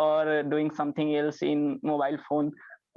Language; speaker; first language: English; non-native, learner; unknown